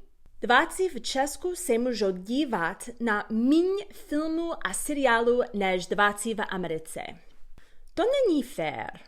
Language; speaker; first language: Czech; non-native, learner; English